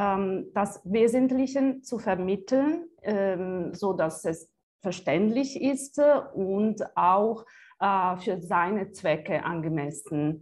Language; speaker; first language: German; non-native, fluent; Italian